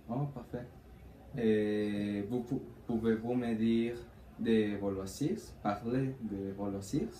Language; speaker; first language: French; non-native, learner; Spanish